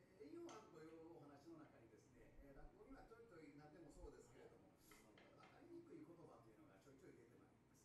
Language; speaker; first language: Japanese; native; Japanese